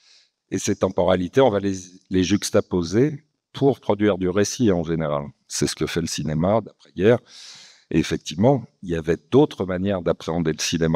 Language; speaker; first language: French; native; French